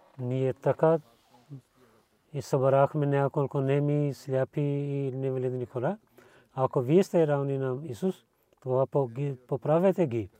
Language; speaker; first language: Bulgarian; non-native, learner; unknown